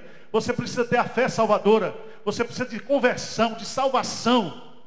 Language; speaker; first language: Portuguese; native; Portuguese